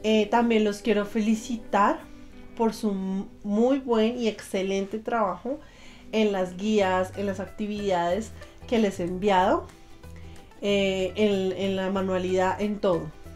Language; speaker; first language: Spanish; native; Spanish